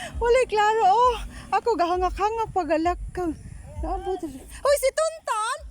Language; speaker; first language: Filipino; non-native, local second language; Cebuano